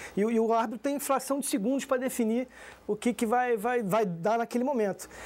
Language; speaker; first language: Portuguese; native; Portuguese